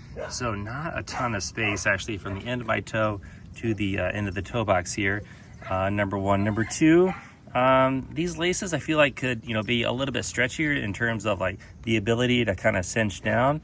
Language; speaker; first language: English; native; English